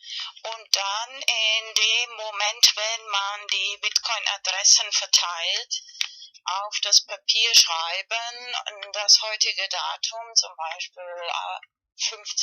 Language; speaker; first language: German; non-native, fluent; Spanish